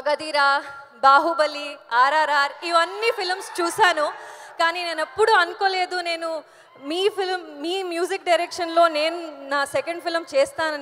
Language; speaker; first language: Telugu; non-native, learner; Kannada